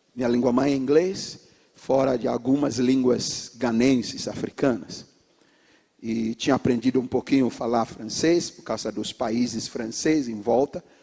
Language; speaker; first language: Portuguese; non-native, fluent; English